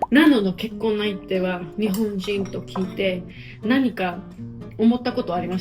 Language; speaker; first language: Japanese; non-native, fluent; Georgian